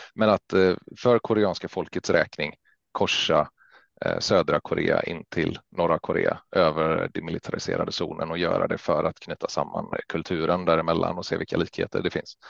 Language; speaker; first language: Swedish; native; Swedish